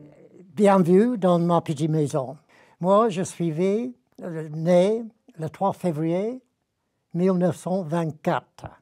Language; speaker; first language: French; non-native, learner; English